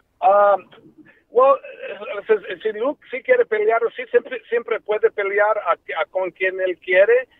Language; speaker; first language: Spanish; early bilingual, heritage; Spanish